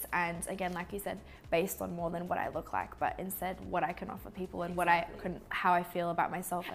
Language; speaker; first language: English; native; English